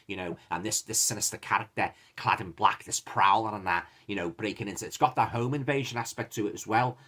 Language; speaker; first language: English; native; English